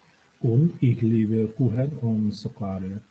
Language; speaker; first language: German; non-native, learner; Indonesian